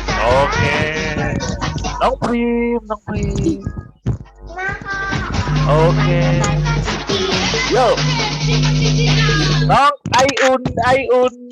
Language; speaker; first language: Thai; native; Thai